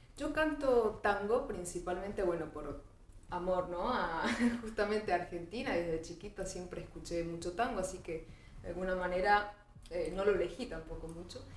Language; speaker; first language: Spanish; early bilingual, heritage; Spanish